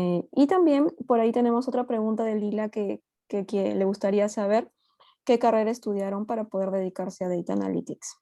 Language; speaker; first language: Spanish; native; Spanish